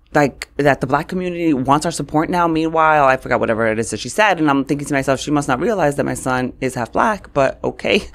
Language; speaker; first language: English; native; English